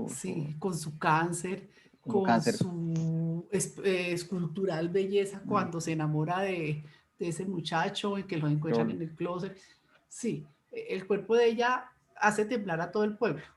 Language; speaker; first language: Spanish; native; Spanish